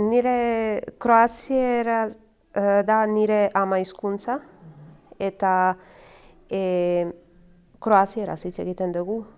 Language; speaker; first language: Basque; non-native, learner; Croatian